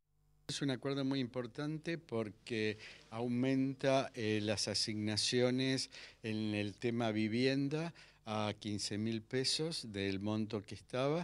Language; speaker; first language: Spanish; native; Spanish